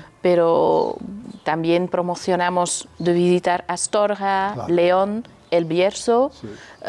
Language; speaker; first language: Spanish; non-native, learner; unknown